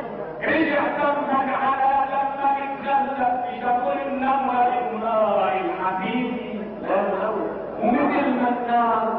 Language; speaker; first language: Arabic; native; Arabic